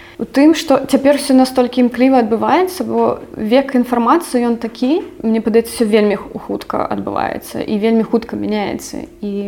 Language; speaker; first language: Belarusian; non-native, local second language; Russian